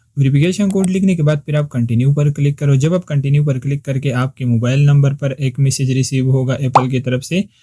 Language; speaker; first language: Urdu; non-native, local second language; Pashto